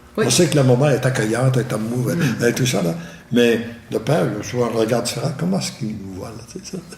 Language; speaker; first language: French; native; French